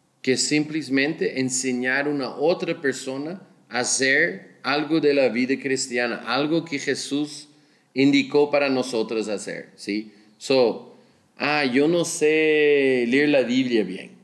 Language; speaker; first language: Spanish; non-native, learner; Dutch